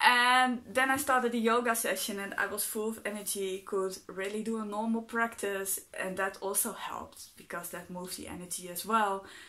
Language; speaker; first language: English; non-native, fluent; Dutch